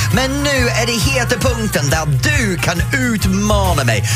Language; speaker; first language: Swedish; non-native, fluent; English